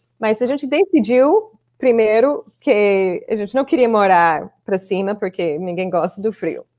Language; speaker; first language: Portuguese; non-native, fluent; English